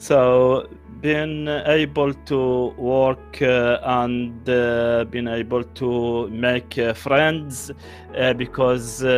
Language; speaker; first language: English; non-native, learner; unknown